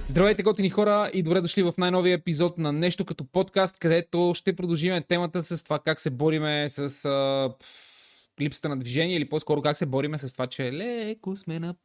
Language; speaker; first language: Bulgarian; native; Bulgarian